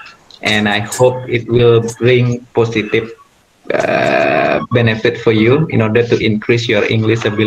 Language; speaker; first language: English; non-native, fluent; Indonesian